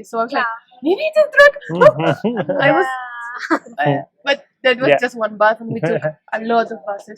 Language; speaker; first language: English; non-native, fluent; Spanish